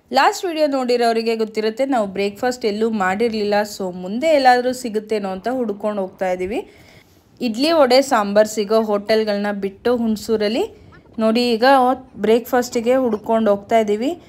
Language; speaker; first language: Kannada; native; Kannada